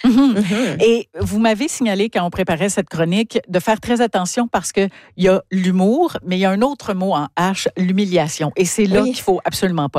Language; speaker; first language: French; native; French